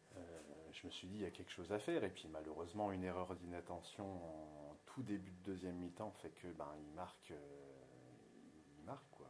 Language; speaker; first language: French; native; French